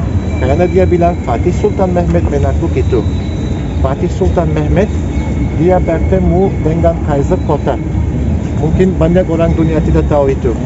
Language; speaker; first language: Indonesian; non-native, learner; Turkish